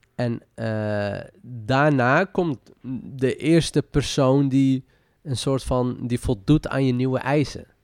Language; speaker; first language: Dutch; early bilingual, other home language; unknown